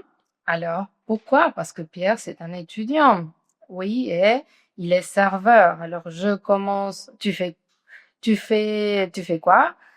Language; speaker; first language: French; non-native, fluent; Spanish